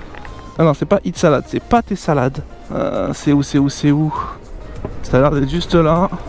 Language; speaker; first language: French; native; French